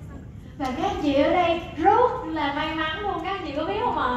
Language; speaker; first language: Vietnamese; native; Vietnamese